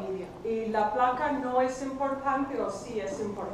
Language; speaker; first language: Spanish; non-native, fluent; English